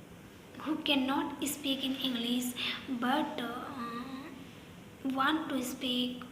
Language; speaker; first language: English; non-native, learner; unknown